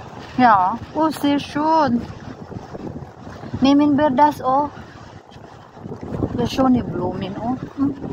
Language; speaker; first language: German; non-native, learner; Filipino